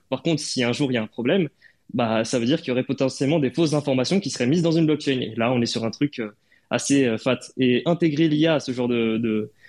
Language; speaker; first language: French; native; French